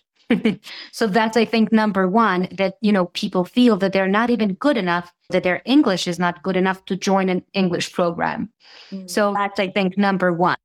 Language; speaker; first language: English; non-native, fluent; Serbian